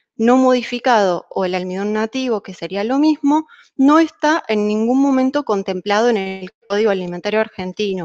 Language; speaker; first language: Spanish; native; Spanish